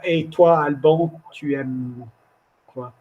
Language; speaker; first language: French; non-native, fluent; English